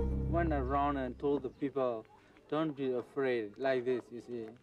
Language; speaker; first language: English; non-native, learner; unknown